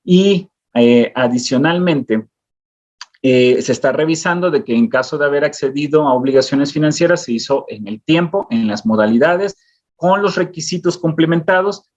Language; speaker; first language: Spanish; native; Spanish